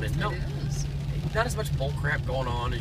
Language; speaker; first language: English; native; English